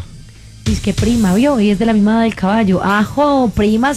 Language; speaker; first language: Spanish; native; Spanish